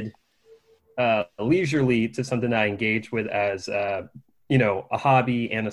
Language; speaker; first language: English; native; English